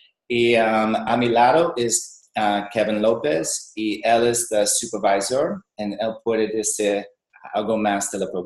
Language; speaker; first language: Spanish; non-native, learner; English